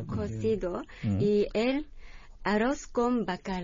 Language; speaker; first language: Spanish; non-native, learner; Japanese